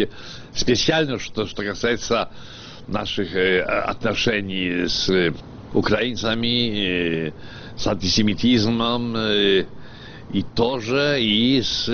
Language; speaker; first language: Russian; non-native, fluent; Polish